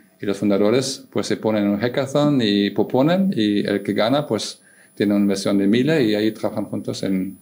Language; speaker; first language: Spanish; non-native, fluent; German